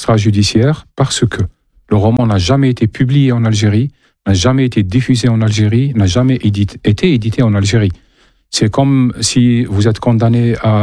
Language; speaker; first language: French; non-native, local second language; Arabic